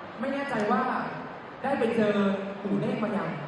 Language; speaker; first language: Thai; native; Thai